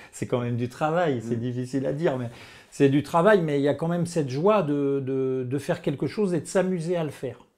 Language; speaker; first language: French; native; French